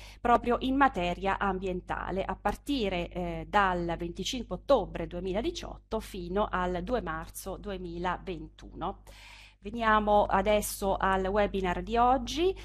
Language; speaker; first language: Italian; native; Italian